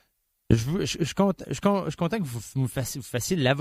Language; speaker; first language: French; native; French